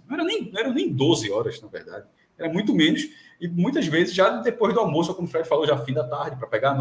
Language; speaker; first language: Portuguese; native; Portuguese